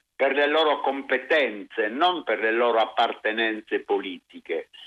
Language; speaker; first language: Italian; native; Italian